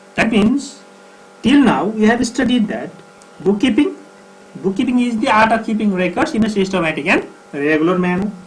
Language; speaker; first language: English; non-native, local second language; Nepali